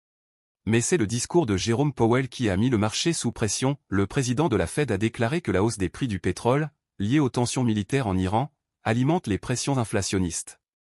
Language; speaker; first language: French; native; French